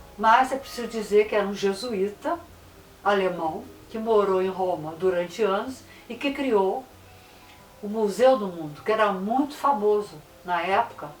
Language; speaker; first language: Portuguese; native; Portuguese